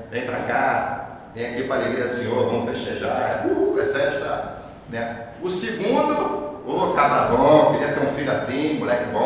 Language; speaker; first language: Portuguese; native; Portuguese